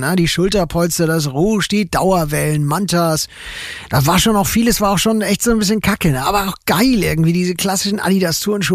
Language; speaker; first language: German; native; German